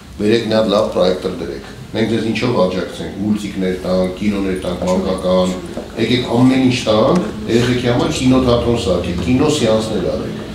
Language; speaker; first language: Armenian; native; Armenian